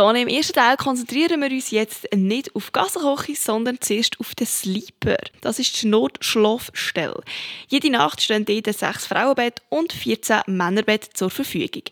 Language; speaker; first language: German; native; German